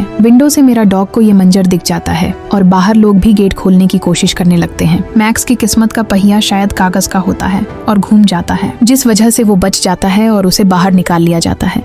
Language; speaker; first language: Hindi; native; Hindi